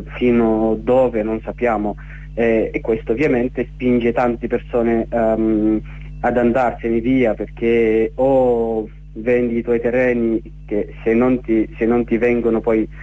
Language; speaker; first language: Italian; non-native, fluent; Arabic